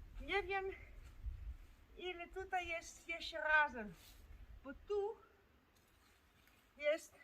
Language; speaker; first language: Polish; non-native, learner; Dutch